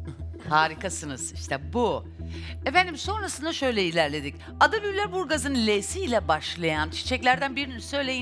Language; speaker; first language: Turkish; native; Turkish